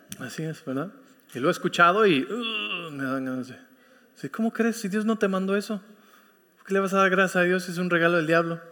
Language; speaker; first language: Spanish; early bilingual, heritage; Spanish